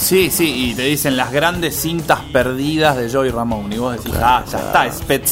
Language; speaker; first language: Spanish; native; Spanish